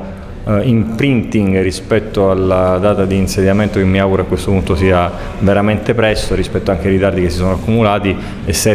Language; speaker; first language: Italian; native; Italian